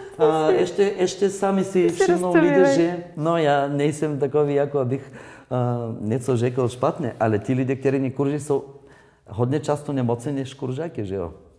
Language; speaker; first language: Czech; non-native, learner; Bulgarian